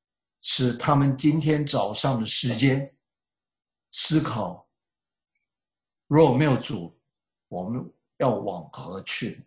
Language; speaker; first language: Chinese; native; Chinese